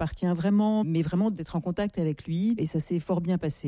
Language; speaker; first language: French; native; French